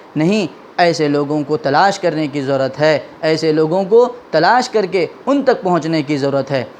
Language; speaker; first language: Urdu; non-native, local second language; Konkani